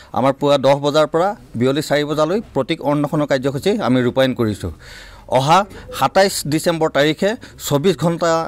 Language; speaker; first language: Assamese; native; Assamese